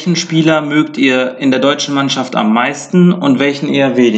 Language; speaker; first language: German; native; German